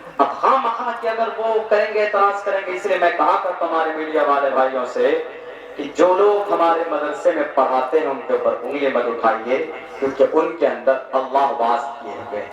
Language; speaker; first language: Urdu; native; Urdu